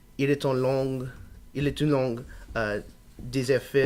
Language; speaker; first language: French; non-native, learner; English